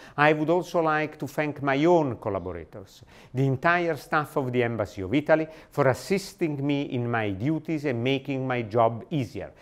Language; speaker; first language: English; non-native, fluent; Italian